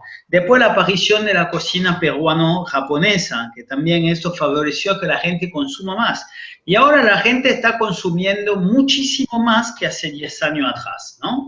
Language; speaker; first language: Spanish; non-native, fluent; French